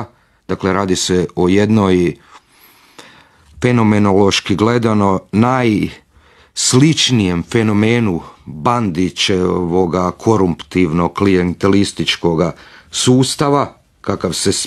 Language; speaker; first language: Croatian; native; Croatian